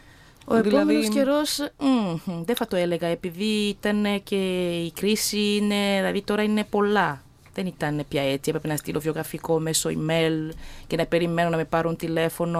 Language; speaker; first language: Greek; non-native, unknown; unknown